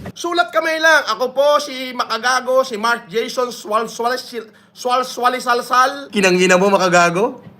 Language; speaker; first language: Filipino; native; Filipino